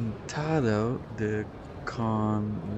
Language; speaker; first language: Spanish; non-native, learner; English